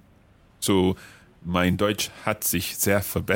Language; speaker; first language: German; non-native, learner; English